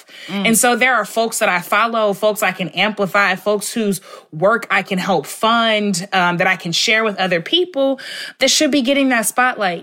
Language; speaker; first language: English; native; English